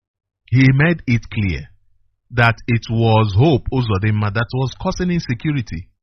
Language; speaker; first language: English; non-native, local second language; Igbo